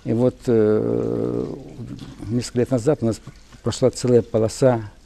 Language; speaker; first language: Russian; non-native, local second language; Ukrainian